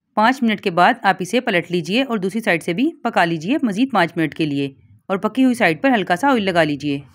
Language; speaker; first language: Urdu; native; Urdu